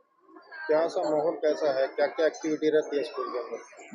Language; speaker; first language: Hindi; native; Hindi